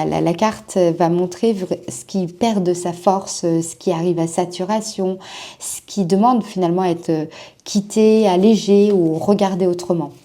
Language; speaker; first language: French; native; French